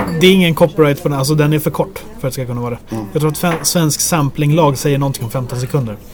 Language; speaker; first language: Swedish; native; Swedish